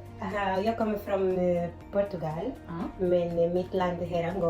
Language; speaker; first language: Swedish; non-native, learner; Portuguese